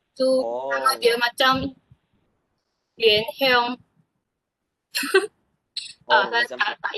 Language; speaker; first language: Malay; non-native, local second language; Chinese